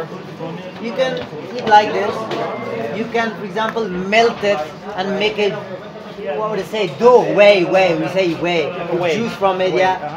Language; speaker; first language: English; non-native, fluent; Persian